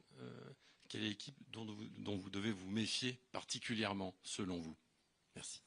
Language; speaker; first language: French; native; French